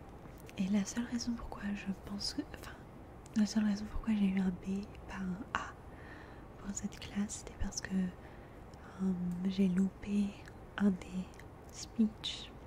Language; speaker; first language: French; early bilingual, heritage; French